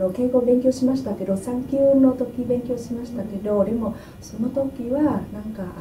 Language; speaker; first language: Japanese; non-native, learner; Vietnamese